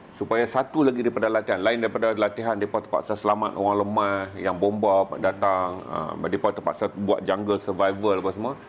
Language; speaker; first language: Malay; native; Malay